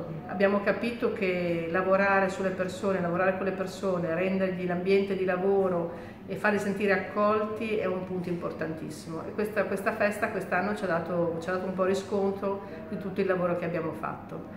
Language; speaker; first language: Italian; native; Italian